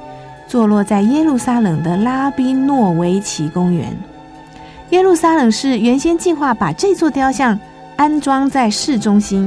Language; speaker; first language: Chinese; native; Chinese